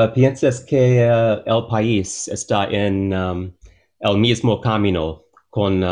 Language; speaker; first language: Spanish; non-native, learner; English